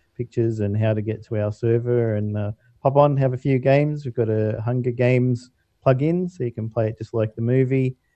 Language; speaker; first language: English; native; English